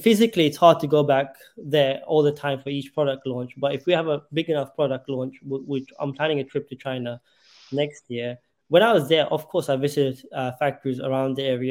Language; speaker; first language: English; native; English